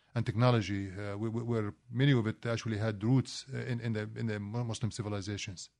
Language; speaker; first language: English; non-native, fluent; Arabic